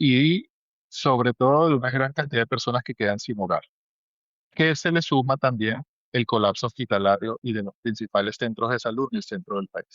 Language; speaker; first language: Spanish; native; Spanish